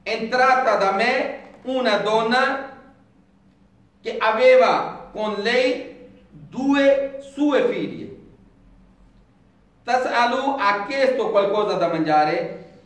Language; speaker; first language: Italian; non-native, fluent; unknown